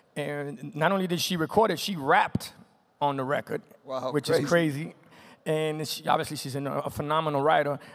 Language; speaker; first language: English; native; English